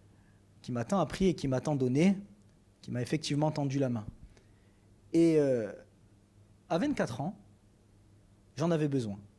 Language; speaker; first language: French; native; French